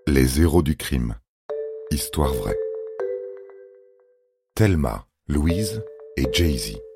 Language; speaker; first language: French; native; French